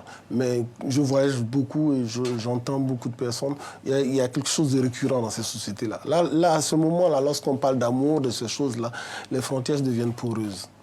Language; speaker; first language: French; native; French